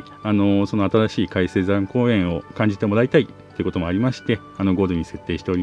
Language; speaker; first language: Japanese; native; Japanese